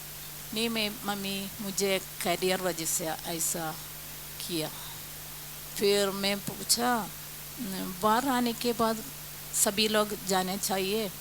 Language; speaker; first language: Hindi; non-native, local second language; Malayalam